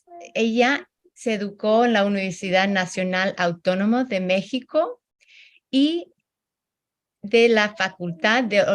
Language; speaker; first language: Spanish; non-native, fluent; English